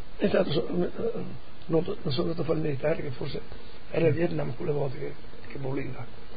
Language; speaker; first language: Italian; non-native, local second language; Friulian